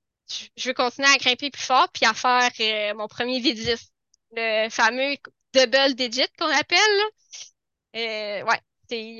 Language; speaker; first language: French; native; French